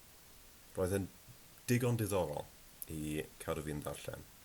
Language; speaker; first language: Welsh; non-native, learner; English